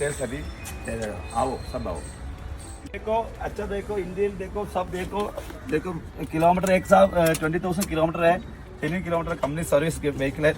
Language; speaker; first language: Hindi; non-native, local second language; Malayalam